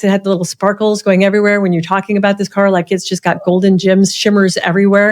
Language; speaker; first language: English; native; English